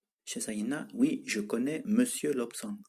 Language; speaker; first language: French; non-native, fluent; Tibetan